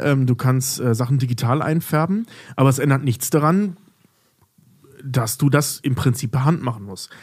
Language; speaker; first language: German; native; German